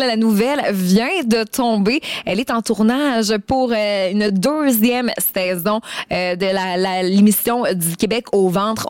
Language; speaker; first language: French; native; French